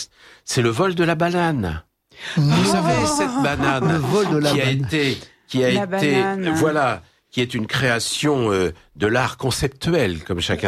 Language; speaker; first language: French; native; French